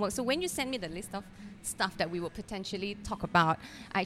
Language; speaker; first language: English; non-native, local second language; Cantonese